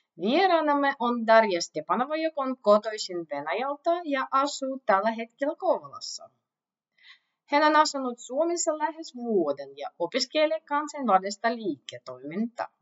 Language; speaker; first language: Finnish; non-native, learner; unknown